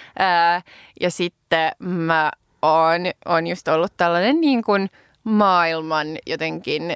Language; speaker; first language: Finnish; native; Finnish